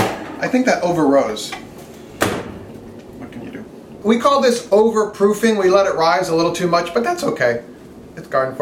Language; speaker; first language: English; native; English